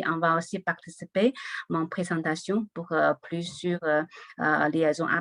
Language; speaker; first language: French; non-native, learner; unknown